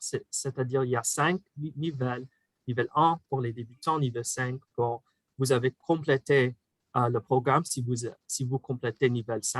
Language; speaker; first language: French; non-native, fluent; English